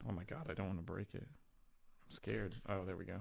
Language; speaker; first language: English; native; English